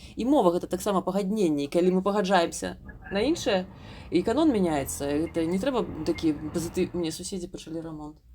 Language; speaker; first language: Belarusian; non-native, local second language; Russian